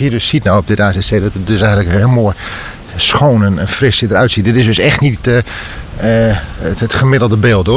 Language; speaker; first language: Dutch; native; Dutch